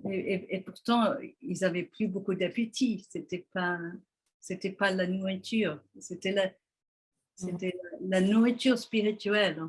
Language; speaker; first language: French; non-native, fluent; English